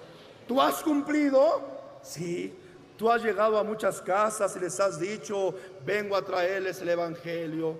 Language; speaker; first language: Spanish; native; Spanish